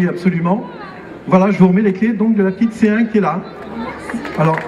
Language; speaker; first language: French; native; French